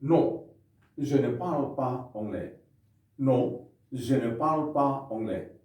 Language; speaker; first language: French; non-native, fluent; Indonesian